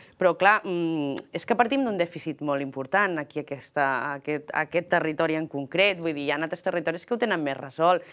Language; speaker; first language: Catalan; early bilingual, other home language; Spanish